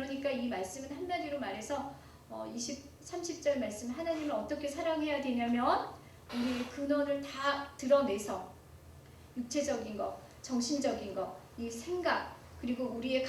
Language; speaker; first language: Korean; native; Korean